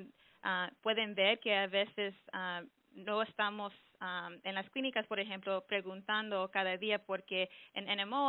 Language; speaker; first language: Spanish; early bilingual, heritage; Spanish